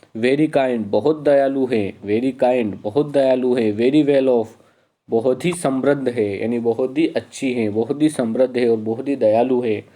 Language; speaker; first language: Hindi; native; Hindi